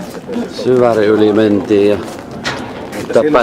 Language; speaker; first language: Finnish; native; Finnish